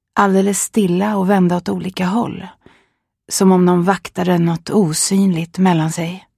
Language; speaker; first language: Swedish; native; Swedish